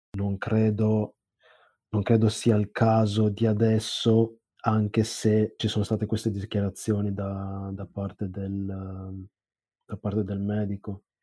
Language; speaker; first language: Italian; early bilingual, other home language; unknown